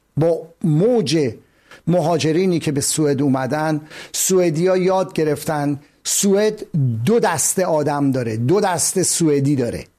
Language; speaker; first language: Persian; native; Persian